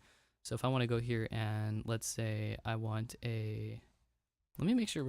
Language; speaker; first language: English; native; English